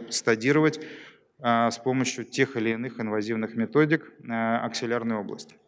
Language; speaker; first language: Russian; native; Russian